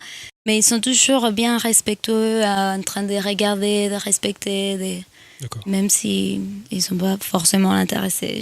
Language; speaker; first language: French; non-native, fluent; Spanish